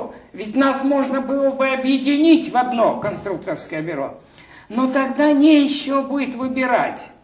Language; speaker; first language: Russian; native; Russian